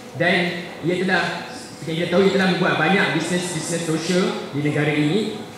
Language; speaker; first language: Malay; native; Malay